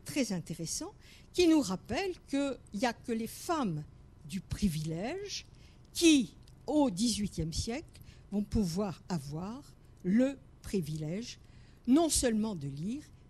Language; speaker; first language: French; native; French